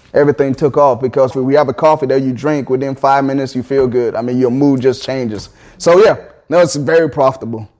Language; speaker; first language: English; early bilingual, other home language; Akan